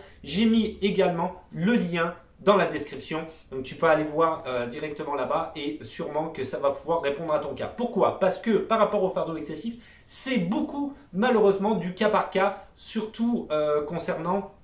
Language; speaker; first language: French; native; French